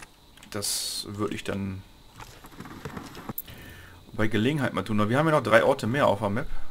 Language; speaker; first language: German; native; German